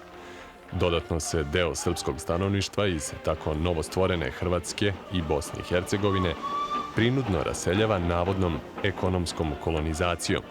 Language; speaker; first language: Bosnian; native; Bosnian